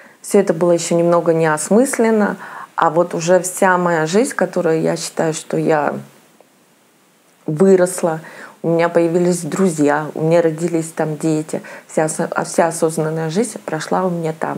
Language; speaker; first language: Russian; native; Russian